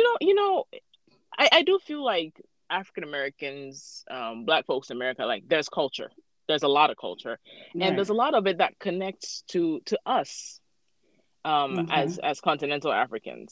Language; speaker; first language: English; non-native, local second language; Akan